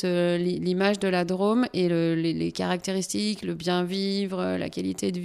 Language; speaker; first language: French; native; French